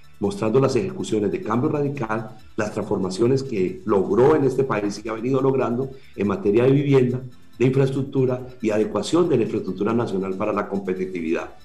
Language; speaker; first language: Spanish; native; Spanish